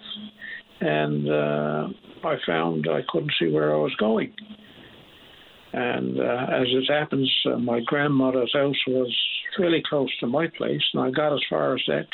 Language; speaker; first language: English; native; English